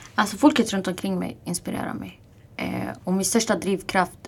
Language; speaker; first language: Swedish; non-native, fluent; Arabic